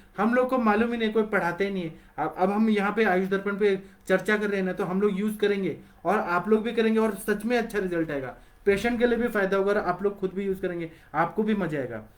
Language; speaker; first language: Hindi; non-native, local second language; Marathi